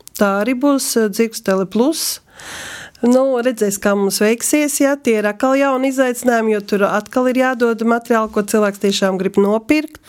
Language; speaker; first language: Latvian; native; Latvian